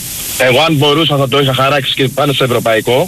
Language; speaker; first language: Greek; native; Greek